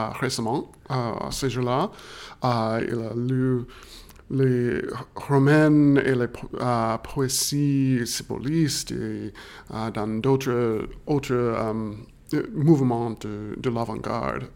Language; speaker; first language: French; non-native, fluent; English